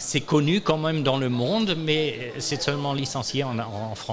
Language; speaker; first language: French; non-native, learner; German